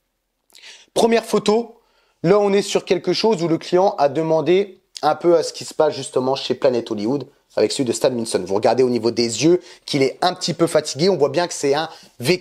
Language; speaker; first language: French; native; French